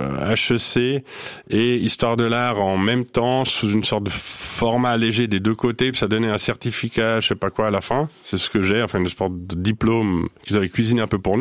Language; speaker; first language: French; non-native, local second language; Swiss German